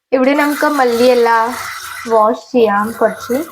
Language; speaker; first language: Malayalam; non-native, fluent; Hindi